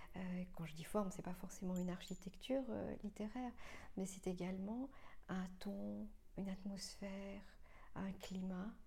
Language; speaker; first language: French; non-native, local second language; Morisyen